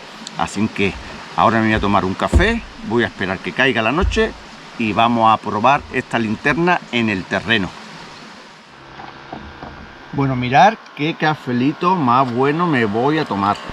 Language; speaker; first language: Spanish; native; Spanish